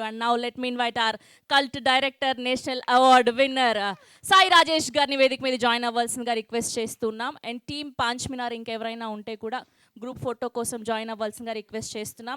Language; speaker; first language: Telugu; native; Telugu